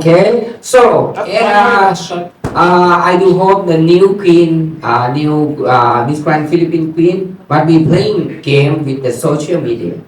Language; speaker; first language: English; non-native, learner; Thai